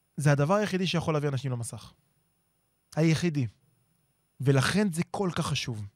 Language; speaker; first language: Hebrew; native; Hebrew